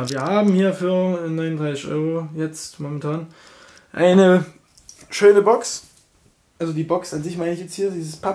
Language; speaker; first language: German; native; German